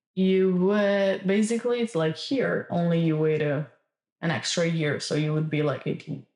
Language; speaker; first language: English; non-native, fluent; Italian